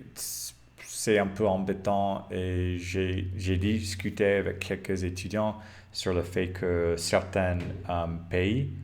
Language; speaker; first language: French; non-native, fluent; English